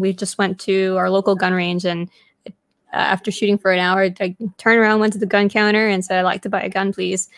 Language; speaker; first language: English; early bilingual, other home language; Spanish